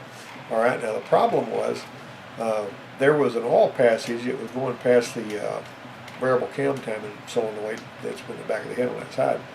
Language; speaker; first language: English; native; English